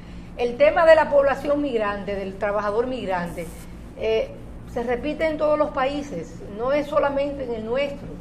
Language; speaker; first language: Spanish; native; Spanish